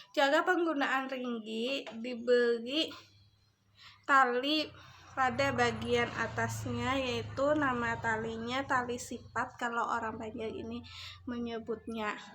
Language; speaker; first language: Indonesian; non-native, local second language; Banjar